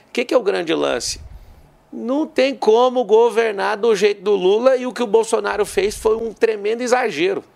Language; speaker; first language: Portuguese; native; Portuguese